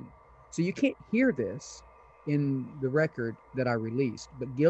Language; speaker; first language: English; early bilingual, other home language; Pennsylvania German